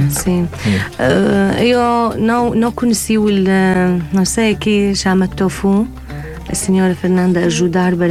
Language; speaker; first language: Portuguese; non-native, learner; Arabic